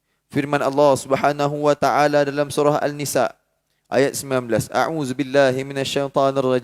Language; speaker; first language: Malay; native; Malay